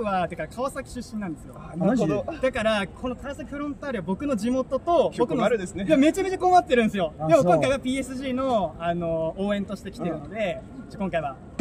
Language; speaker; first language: Japanese; native; Japanese